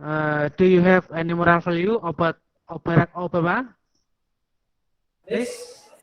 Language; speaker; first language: English; non-native, fluent; Indonesian